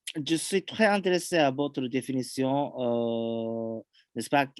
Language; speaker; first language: French; non-native, fluent; Japanese